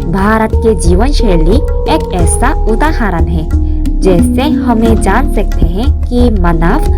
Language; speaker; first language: Hindi; non-native, fluent; Korean